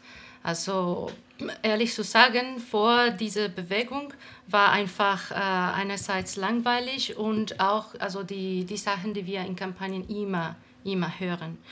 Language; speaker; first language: German; non-native, fluent; Spanish